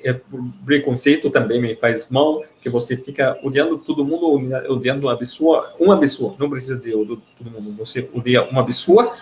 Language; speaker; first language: Portuguese; non-native, learner; Arabic